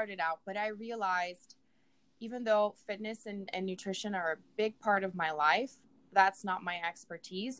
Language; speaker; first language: English; non-native, fluent; Portuguese